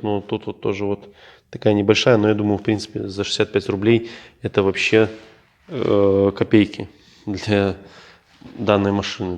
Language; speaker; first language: Russian; native; Russian